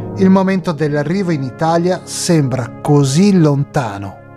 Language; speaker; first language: Italian; native; Italian